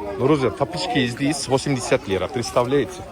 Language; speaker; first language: Russian; non-native, learner; Turkish